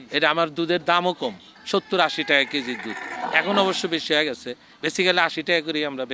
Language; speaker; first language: Bangla; native; Bangla